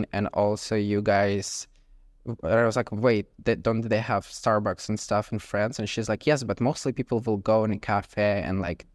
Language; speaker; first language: English; non-native, fluent; Ukrainian